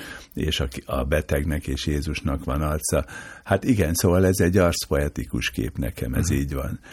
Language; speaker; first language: Hungarian; native; Hungarian